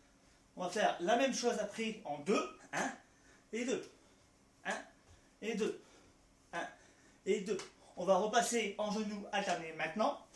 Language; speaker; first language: French; native; French